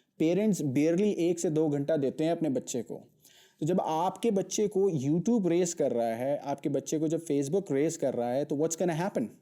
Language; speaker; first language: Urdu; native; Urdu